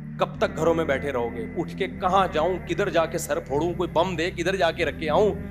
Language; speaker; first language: Urdu; native; Urdu